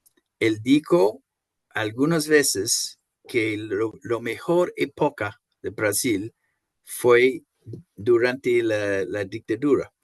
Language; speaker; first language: Spanish; non-native, fluent; Portuguese